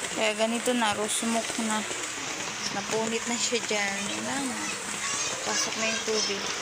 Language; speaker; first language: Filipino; non-native, local second language; Waray